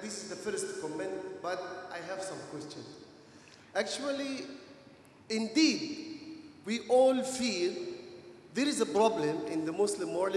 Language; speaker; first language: English; non-native, fluent; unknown